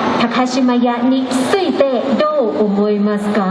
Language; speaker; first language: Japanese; non-native, learner; Thai